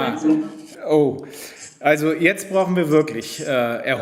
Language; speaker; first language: German; native; German